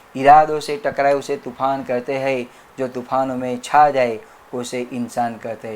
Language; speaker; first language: Hindi; non-native, local second language; Gujarati